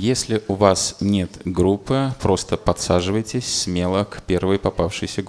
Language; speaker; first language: Russian; native; Russian